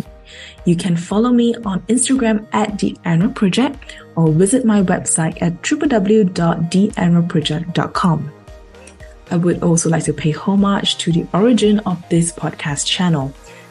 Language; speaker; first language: English; non-native, local second language; Chinese